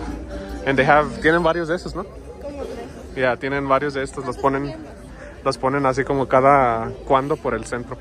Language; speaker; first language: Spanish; early bilingual, heritage; English